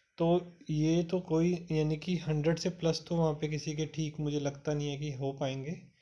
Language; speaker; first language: Hindi; non-native, local second language; Punjabi